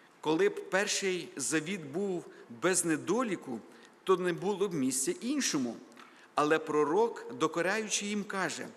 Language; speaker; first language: Ukrainian; native; Ukrainian